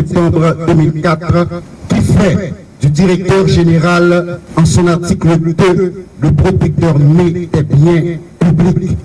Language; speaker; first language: French; non-native, local second language; Haitian Creole